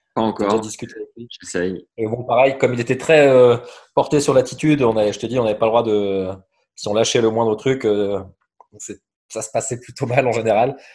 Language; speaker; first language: French; native; French